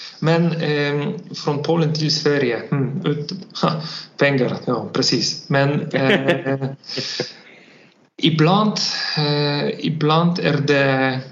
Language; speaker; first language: Swedish; non-native, learner; Polish